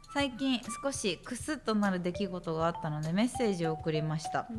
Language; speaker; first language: Japanese; native; Japanese